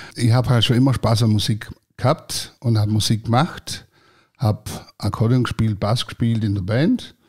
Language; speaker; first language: German; early bilingual, other home language; Croatian